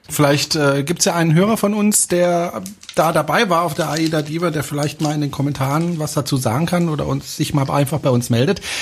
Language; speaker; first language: German; non-native, fluent; French